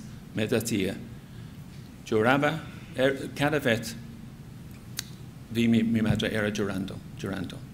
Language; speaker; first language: Spanish; non-native, fluent; English